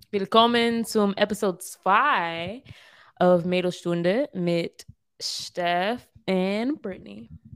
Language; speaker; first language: German; non-native, learner; English